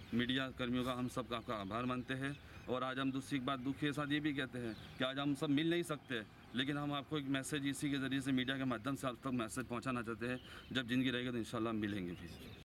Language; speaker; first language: Hindi; non-native, local second language; Gujarati